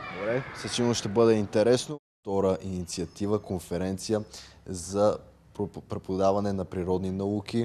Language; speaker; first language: Bulgarian; native; Bulgarian